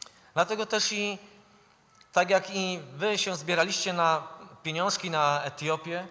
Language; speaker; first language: Polish; native; Polish